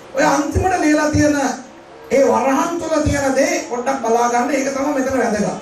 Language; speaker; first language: Sinhala; non-native, local second language; Tamil